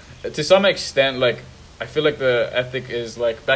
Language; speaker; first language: English; non-native, local second language; Tamil